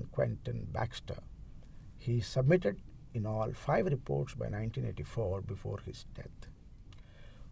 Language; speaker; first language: English; non-native, local second language; Telugu